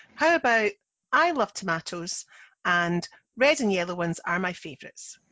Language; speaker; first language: English; native; English